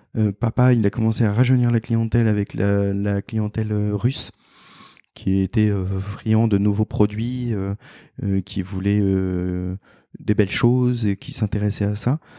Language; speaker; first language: French; native; French